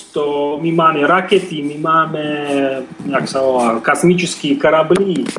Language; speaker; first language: Slovak; non-native, fluent; Russian